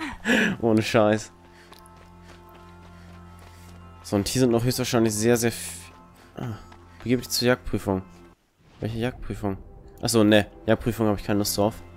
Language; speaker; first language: German; native; German